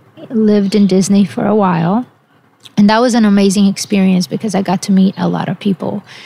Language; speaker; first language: English; early bilingual, other home language; Portuguese